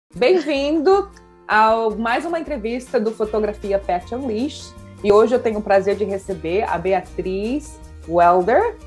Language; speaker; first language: Portuguese; native; Portuguese